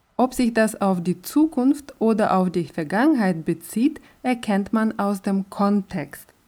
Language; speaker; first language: German; non-native, fluent; Russian